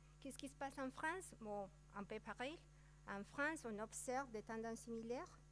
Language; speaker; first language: French; non-native, fluent; Spanish